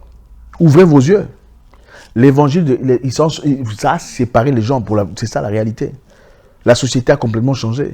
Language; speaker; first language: French; native; French